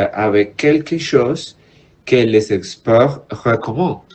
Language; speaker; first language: French; non-native, learner; Spanish